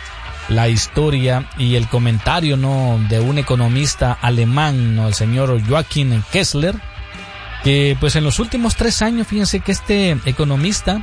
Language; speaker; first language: Spanish; native; Spanish